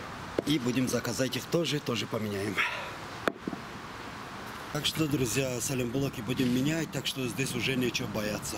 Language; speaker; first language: Russian; non-native, fluent; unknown